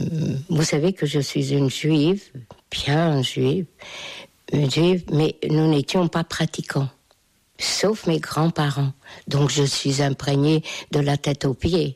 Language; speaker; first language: French; non-native, fluent; Hungarian